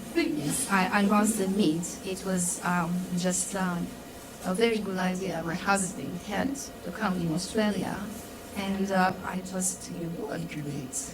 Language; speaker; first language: English; non-native, fluent; Romanian